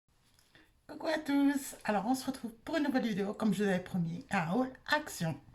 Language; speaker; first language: French; native; French